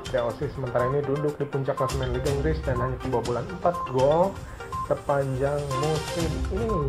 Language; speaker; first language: Indonesian; native; Indonesian